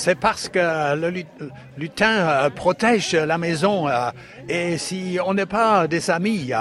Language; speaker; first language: French; non-native, fluent; Danish